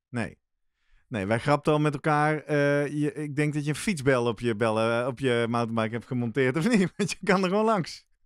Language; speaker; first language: Dutch; native; Dutch